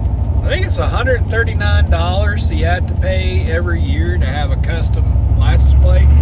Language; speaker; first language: English; native; English